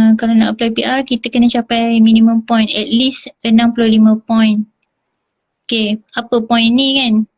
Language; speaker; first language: Malay; native; Malay